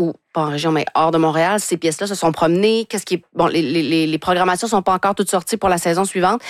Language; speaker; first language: French; native; French